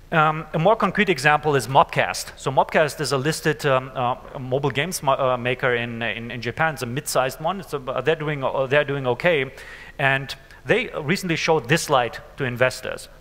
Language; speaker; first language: English; non-native, fluent; German